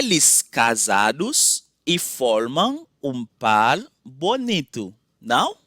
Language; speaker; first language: Portuguese; non-native, fluent; Haitian Creole